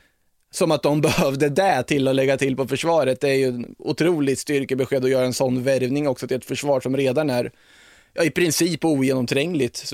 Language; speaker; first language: Swedish; native; Swedish